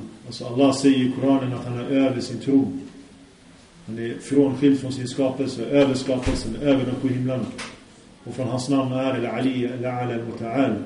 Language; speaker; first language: Swedish; early bilingual, other home language; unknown